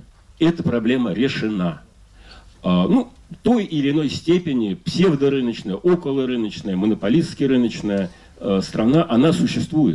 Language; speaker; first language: Russian; native; Russian